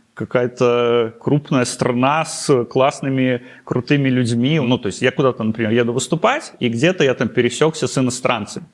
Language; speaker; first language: Russian; native; Russian